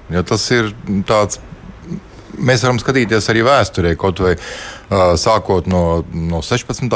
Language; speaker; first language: Latvian; native; Latvian